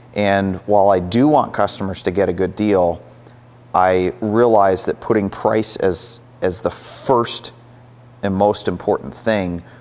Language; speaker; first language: English; native; English